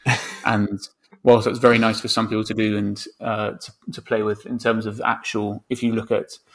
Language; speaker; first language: English; native; English